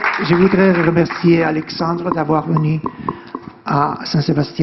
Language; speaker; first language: French; non-native, learner; Spanish